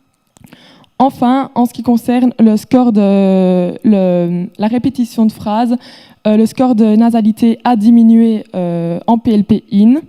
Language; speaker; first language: French; native; French